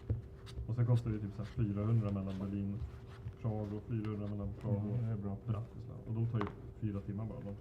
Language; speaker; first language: Swedish; native; Swedish